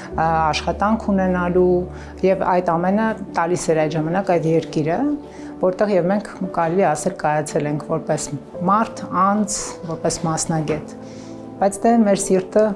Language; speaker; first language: Armenian; native; Armenian